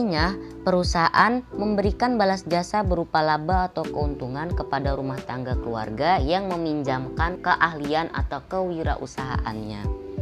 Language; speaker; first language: Indonesian; native; Indonesian